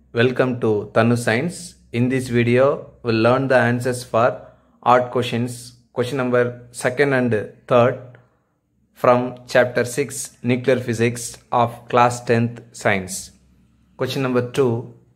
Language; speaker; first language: English; non-native, local second language; Tamil